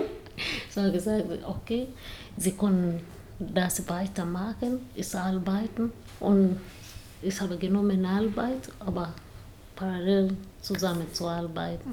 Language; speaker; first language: German; non-native, learner; Swahili